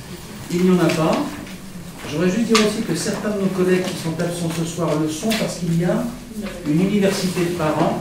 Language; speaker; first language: French; native; French